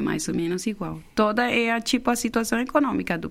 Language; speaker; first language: Portuguese; non-native, fluent; Spanish